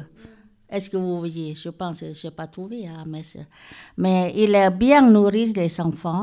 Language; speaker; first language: French; non-native, learner; Lao